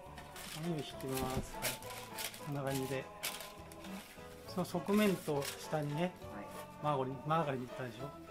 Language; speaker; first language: Japanese; native; Japanese